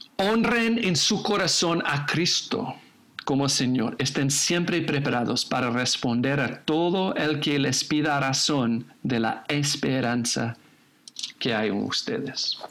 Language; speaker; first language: Spanish; non-native, fluent; English